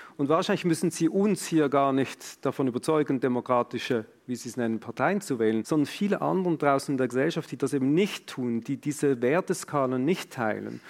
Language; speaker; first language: German; native; German